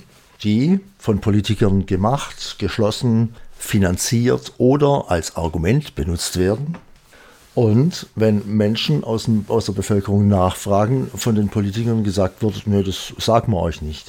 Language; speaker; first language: German; native; German